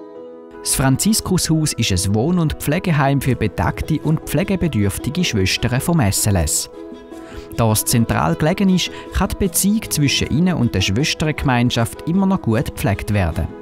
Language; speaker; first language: German; native; German